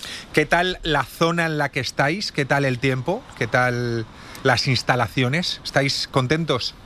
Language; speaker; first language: Spanish; non-native, local second language; Portuguese